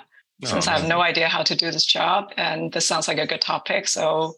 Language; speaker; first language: English; non-native, local second language; Cantonese